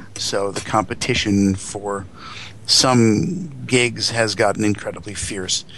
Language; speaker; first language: English; native; English